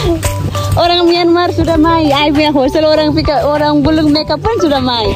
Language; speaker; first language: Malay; non-native, learner; Nepali